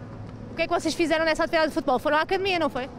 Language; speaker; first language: Portuguese; native; Portuguese